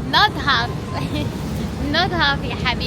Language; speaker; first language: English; non-native, learner; Arabic